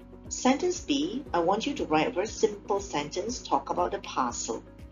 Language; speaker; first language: English; non-native, local second language; Chinese